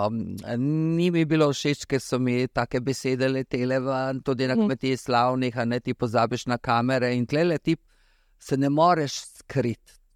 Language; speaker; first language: Slovenian; early bilingual, other home language; Serbian